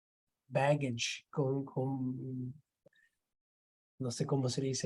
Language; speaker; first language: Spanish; non-native, fluent; English